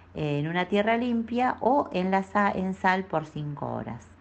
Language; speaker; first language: Spanish; native; Spanish